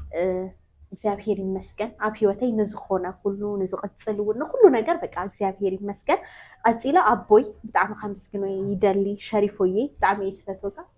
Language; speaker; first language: Tigrinya; non-native, local second language; Amharic